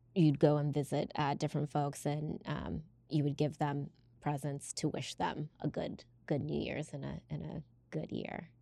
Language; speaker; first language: English; native; English